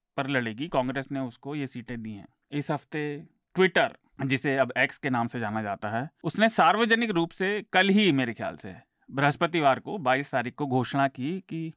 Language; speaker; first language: Hindi; native; Hindi